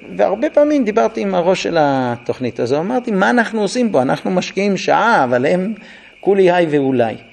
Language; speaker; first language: Hebrew; non-native, fluent; English